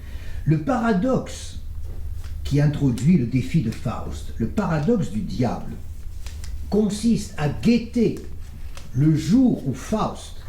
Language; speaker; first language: French; native; French